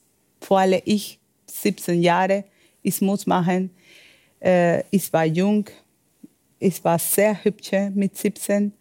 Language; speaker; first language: German; non-native, learner; Spanish